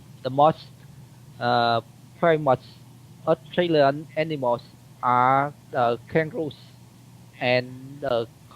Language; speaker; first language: English; non-native, learner; Vietnamese